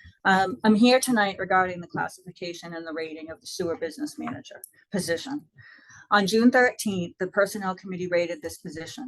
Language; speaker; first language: English; native; English